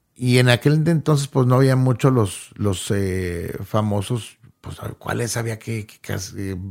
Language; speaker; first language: Spanish; early bilingual, heritage; Spanish